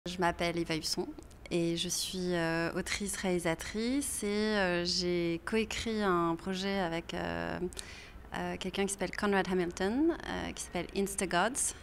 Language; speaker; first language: French; native; French